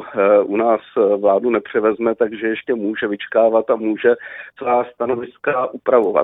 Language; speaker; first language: Czech; native; Czech